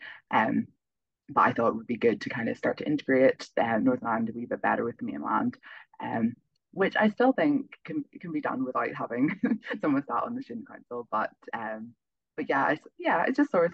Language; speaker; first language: English; native; English